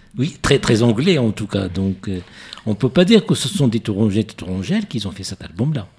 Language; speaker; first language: French; native; French